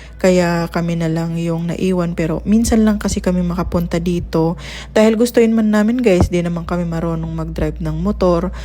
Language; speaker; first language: Filipino; non-native, local second language; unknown